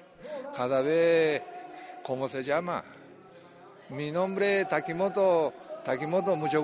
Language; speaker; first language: Spanish; non-native, learner; Japanese